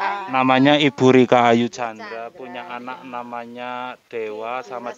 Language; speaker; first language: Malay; non-native, local second language; Javanese